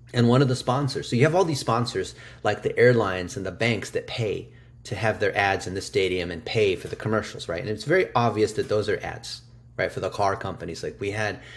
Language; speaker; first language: English; early bilingual, other home language; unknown